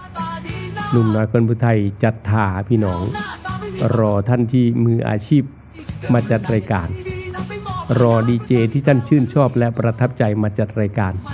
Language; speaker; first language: Thai; non-native, local second language; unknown